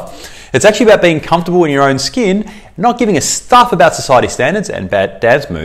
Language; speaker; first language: English; native; English